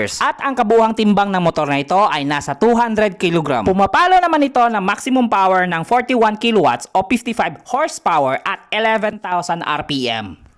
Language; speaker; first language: Filipino; non-native, local second language; Cebuano